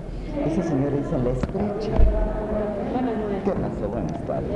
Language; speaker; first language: Spanish; native; Spanish